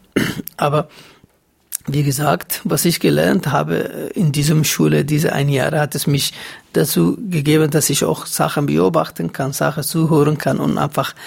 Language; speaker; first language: German; non-native, fluent; Somali